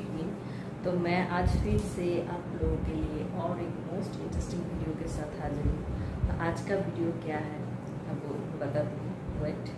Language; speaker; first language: Hindi; non-native, local second language; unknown